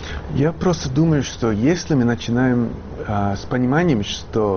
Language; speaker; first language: Russian; non-native, fluent; English